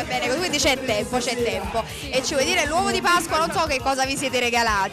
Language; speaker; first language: Italian; native; Italian